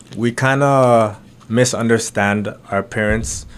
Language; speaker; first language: English; native; English